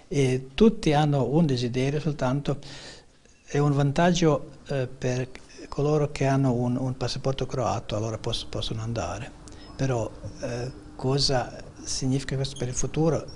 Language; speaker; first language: Italian; non-native, fluent; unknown